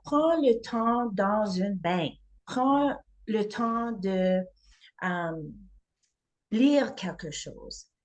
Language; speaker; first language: French; non-native, fluent; English